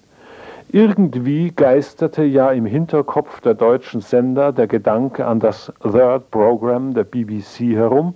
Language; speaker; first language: German; native; German